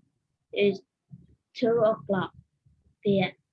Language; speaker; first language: English; non-native, learner; Vietnamese